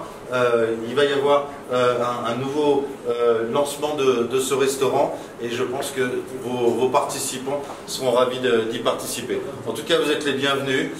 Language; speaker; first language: French; native; French